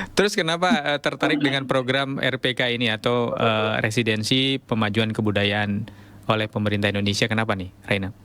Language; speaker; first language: Indonesian; native; Indonesian